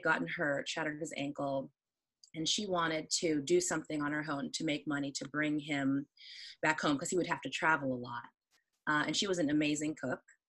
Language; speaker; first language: English; native; English